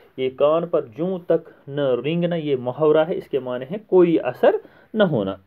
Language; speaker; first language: Urdu; non-native, local second language; Kashmiri